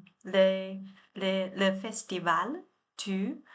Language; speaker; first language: French; non-native, learner; Chinese